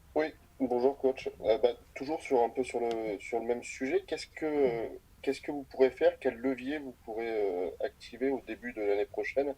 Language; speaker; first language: French; native; French